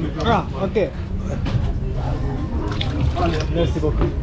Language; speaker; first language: French; non-native, learner; Japanese